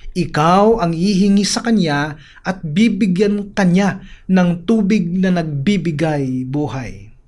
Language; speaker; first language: Filipino; native; Filipino